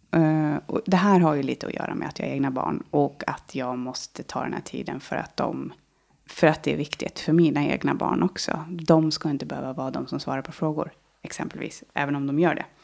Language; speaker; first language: Swedish; native; Swedish